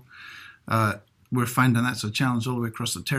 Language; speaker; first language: English; native; English